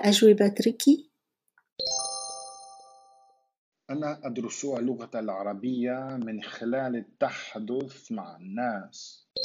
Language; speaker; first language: Arabic; non-native, learner; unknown